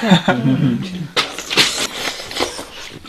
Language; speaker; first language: Chinese; non-native, learner; French